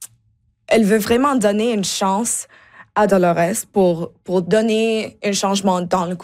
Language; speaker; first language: French; non-native, local second language; English